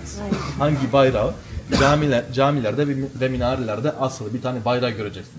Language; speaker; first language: Turkish; native; Turkish